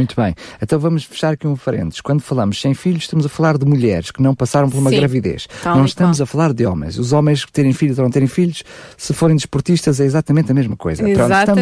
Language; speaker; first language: Portuguese; native; Portuguese